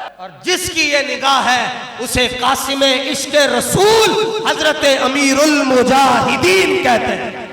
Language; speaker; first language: Urdu; non-native, local second language; Punjabi